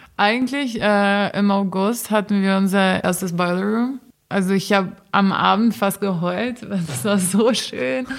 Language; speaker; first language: German; non-native, fluent; Portuguese